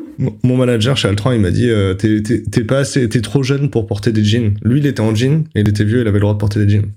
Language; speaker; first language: French; native; French